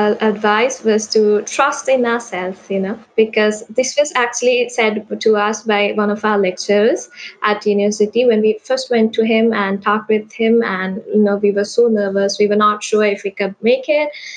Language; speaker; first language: English; non-native, local second language; Sinhala